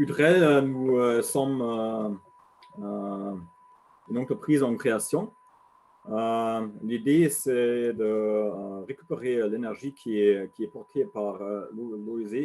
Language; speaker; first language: French; non-native, learner; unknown